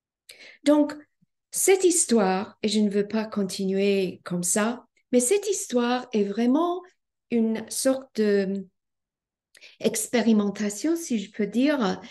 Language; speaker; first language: French; non-native, fluent; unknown